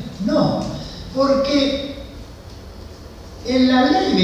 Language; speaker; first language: Spanish; native; Spanish